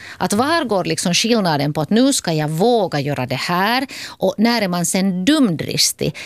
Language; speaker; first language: Swedish; native; Swedish